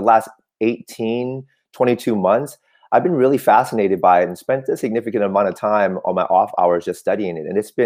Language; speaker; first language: English; early bilingual, other home language; Cantonese